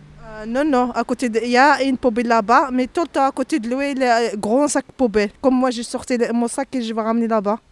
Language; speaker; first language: French; non-native, learner; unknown